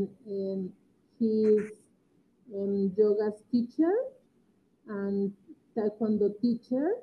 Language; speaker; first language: English; non-native, learner; Spanish